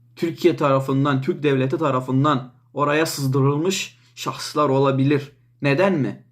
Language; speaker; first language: Turkish; non-native, local second language; Kurdish